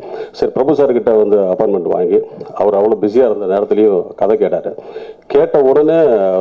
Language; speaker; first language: Tamil; native; Tamil